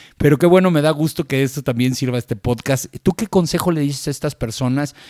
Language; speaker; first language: Spanish; native; Spanish